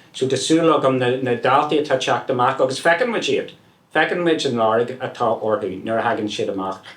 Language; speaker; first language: Irish; non-native, local second language; English